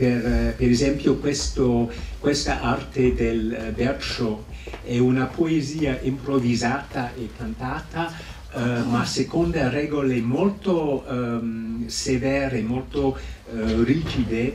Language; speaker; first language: Italian; non-native, fluent; English